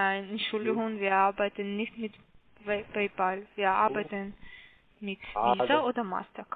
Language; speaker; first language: German; non-native, learner; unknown